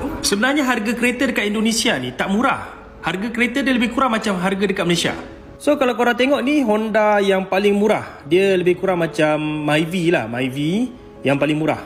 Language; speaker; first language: Malay; native; Malay